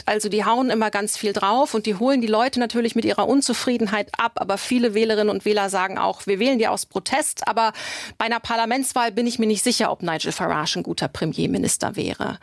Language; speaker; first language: German; native; German